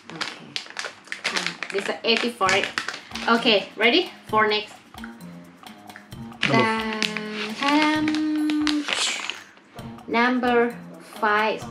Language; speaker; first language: English; non-native, learner; Thai